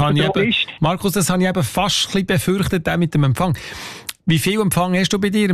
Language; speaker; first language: German; native; German